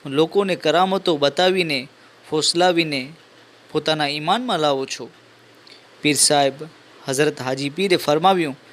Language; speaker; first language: Gujarati; non-native, local second language; Sindhi